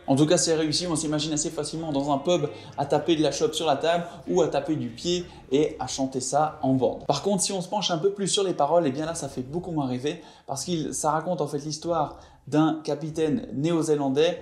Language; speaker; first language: French; native; French